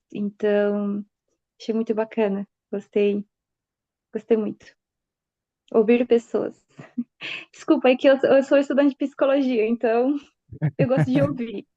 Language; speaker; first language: Portuguese; non-native, fluent; Spanish